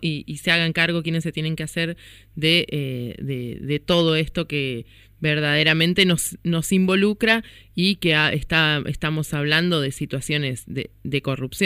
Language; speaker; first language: Spanish; native; Spanish